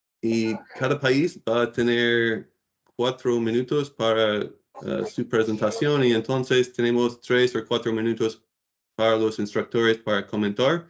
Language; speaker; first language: Spanish; non-native, learner; English